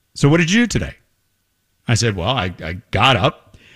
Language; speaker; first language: English; native; English